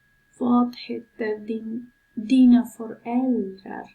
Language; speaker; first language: Swedish; non-native, learner; Persian